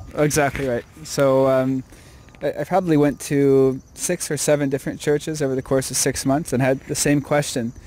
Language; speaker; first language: English; native; English